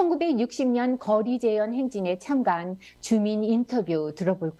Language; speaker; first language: Korean; native; Korean